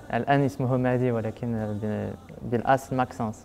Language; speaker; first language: Arabic; non-native, learner; French